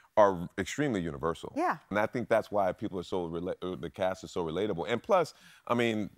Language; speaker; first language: English; native; English